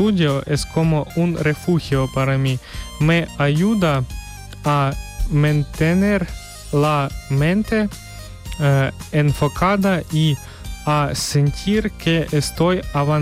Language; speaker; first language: Spanish; non-native, learner; Ukrainian